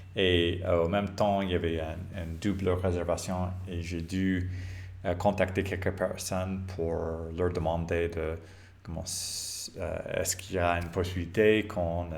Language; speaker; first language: French; non-native, fluent; English